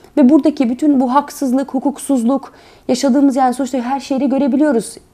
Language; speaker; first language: Turkish; early bilingual, heritage; Turkish